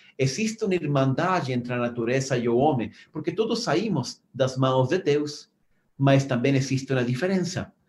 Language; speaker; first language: Portuguese; non-native, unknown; Spanish